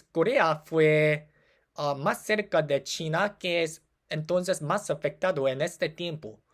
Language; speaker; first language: Spanish; non-native, learner; Korean